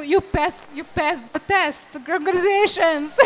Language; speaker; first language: English; non-native, fluent; Hungarian